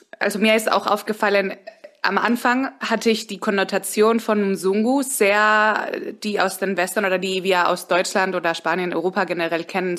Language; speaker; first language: German; early bilingual, heritage; Spanish